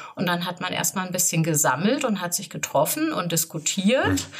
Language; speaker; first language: German; native; German